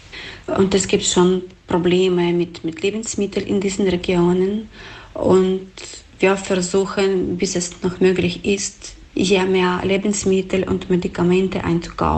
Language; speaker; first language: German; non-native, fluent; Ukrainian